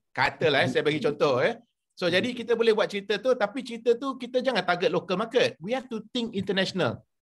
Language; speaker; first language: Malay; native; Malay